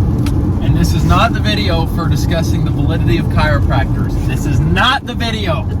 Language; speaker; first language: English; native; English